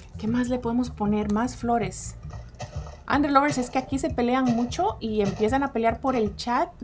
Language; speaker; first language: Spanish; early bilingual, heritage; Spanish